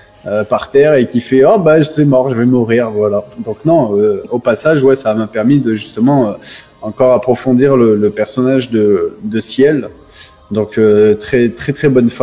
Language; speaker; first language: French; native; French